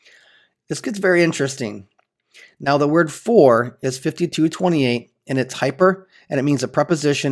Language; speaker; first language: English; native; English